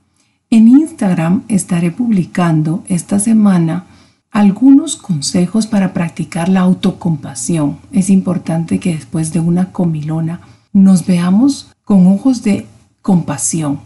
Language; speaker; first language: Spanish; native; Spanish